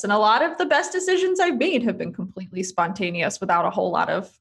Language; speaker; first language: English; native; English